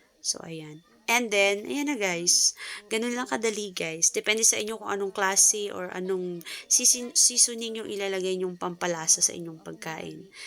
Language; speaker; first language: Filipino; non-native, local second language; Cebuano